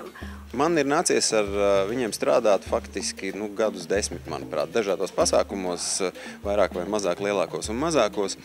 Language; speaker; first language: Latvian; native; Latvian